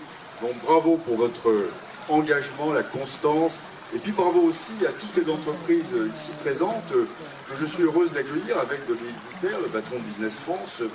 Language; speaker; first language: French; native; French